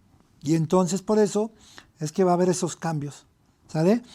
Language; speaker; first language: Spanish; native; Spanish